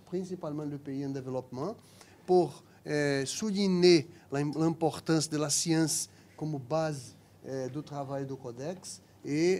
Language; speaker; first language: French; non-native, fluent; Portuguese